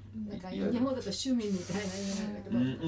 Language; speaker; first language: Japanese; native; Japanese